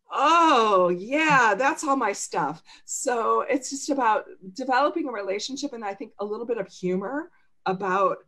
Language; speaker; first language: English; native; English